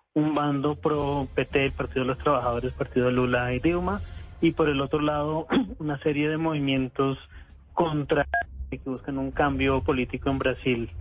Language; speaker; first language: Spanish; native; Spanish